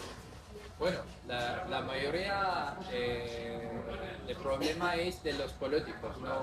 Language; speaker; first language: Spanish; non-native, fluent; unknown